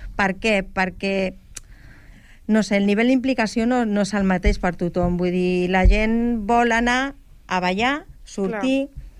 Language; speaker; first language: Catalan; non-native, local second language; Spanish